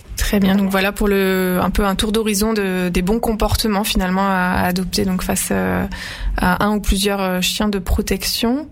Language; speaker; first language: French; native; French